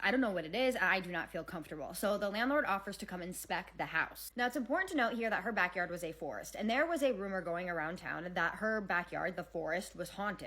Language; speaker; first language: English; native; English